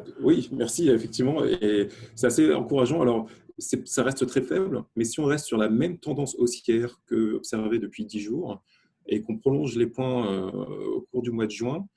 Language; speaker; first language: French; native; French